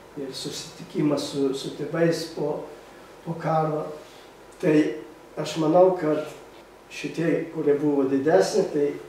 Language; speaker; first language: Lithuanian; early bilingual, other home language; Russian